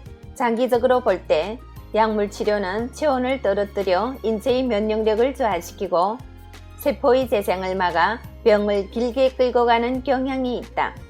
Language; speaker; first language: Korean; native; Korean